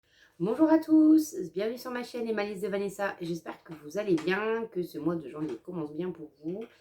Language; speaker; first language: French; native; French